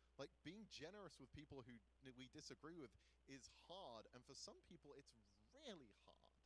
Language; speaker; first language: English; native; English